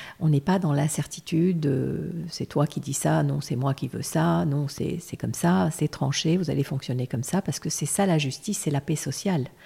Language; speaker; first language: French; non-native, local second language; Armenian